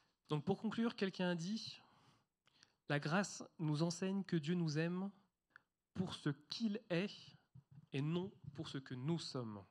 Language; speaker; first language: French; native; French